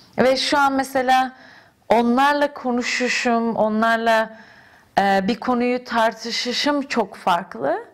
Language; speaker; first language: Turkish; native; Turkish